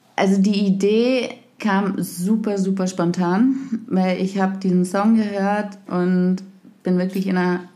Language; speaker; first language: German; native; German